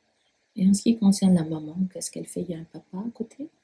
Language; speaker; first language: French; native; French